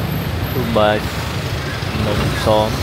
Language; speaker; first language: English; non-native, learner; Khmer